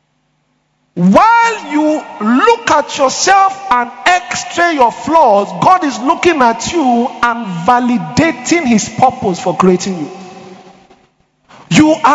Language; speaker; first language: English; non-native, local second language; Yoruba